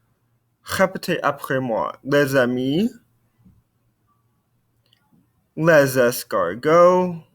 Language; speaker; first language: French; non-native, fluent; English